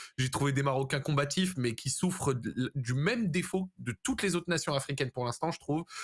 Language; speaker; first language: French; native; French